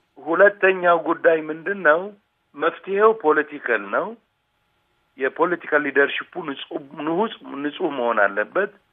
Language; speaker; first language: Amharic; non-native, local second language; Tigrinya